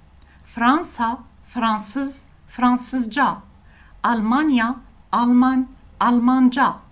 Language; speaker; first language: Turkish; non-native, learner; French